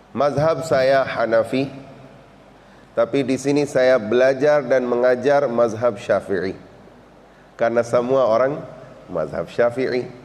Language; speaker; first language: Indonesian; non-native, learner; Urdu